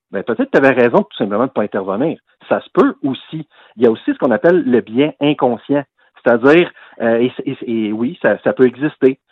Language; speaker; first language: French; native; French